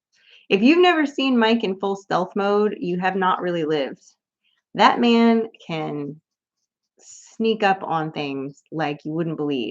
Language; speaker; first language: English; native; English